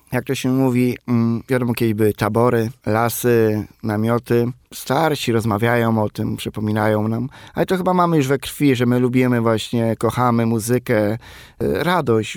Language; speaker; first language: Polish; non-native, local second language; Romany